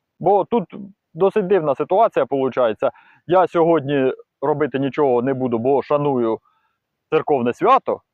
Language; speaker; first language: Ukrainian; non-native, local second language; Russian